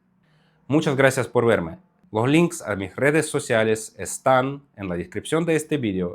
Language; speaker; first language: Spanish; non-native, fluent; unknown